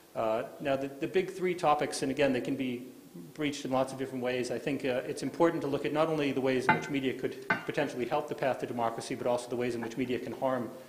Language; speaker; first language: English; native; English